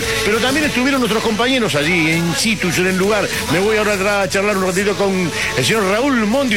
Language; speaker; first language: Spanish; native; Spanish